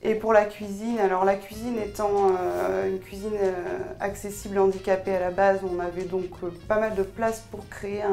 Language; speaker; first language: French; native; French